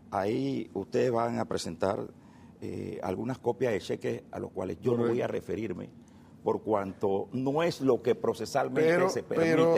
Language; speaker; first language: Spanish; native; Spanish